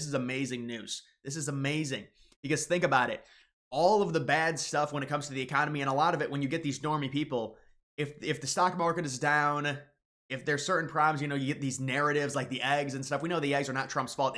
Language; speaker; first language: English; native; English